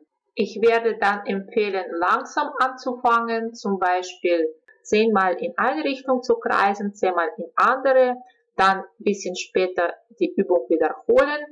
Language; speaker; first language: German; non-native, fluent; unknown